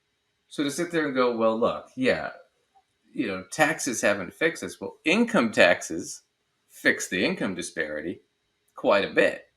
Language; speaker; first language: English; native; English